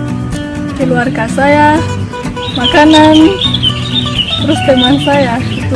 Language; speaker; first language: Indonesian; non-native, learner; Malagasy